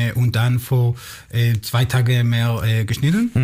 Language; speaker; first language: German; non-native, learner; Hebrew